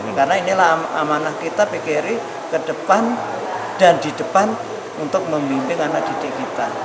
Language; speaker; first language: Indonesian; non-native, local second language; Javanese